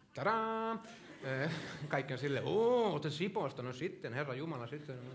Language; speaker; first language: Finnish; non-native, local second language; Swedish